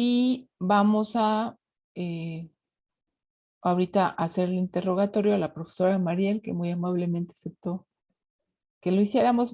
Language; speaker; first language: Spanish; native; Spanish